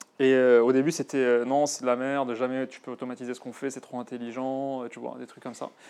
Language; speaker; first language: French; non-native, local second language; Arabic